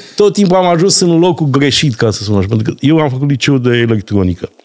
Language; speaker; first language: Romanian; native; Romanian